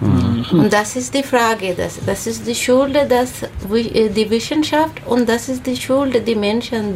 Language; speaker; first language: German; non-native, learner; Bangla